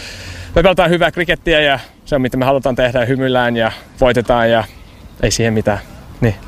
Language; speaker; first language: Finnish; early bilingual, heritage; English